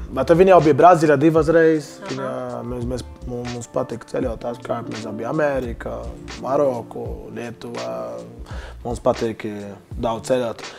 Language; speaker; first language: Latvian; non-native, learner; Portuguese